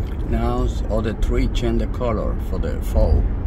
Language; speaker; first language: English; non-native, learner; Spanish